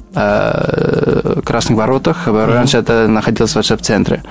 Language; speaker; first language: Russian; non-native, fluent; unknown